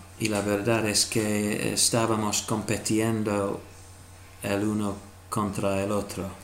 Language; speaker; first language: Spanish; non-native, learner; English